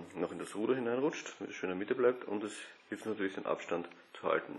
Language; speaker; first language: German; native; German